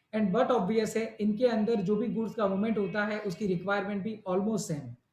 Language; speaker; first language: Hindi; non-native, local second language; Gujarati